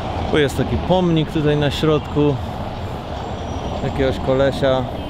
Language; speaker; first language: Polish; native; Polish